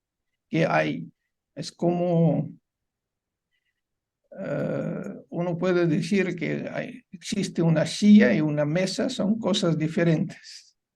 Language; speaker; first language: Spanish; non-native, fluent; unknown